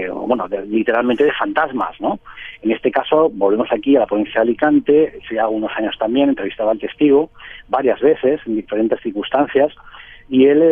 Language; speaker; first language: Spanish; native; Spanish